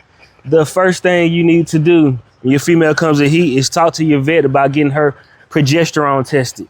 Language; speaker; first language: English; native; English